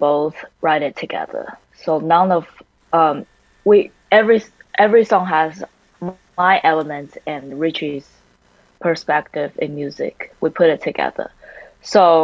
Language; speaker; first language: English; non-native, fluent; Chinese